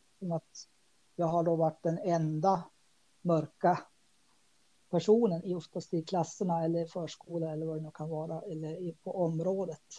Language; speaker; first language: Swedish; native; Swedish